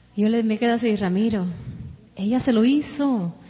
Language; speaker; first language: Spanish; early bilingual, heritage; Spanish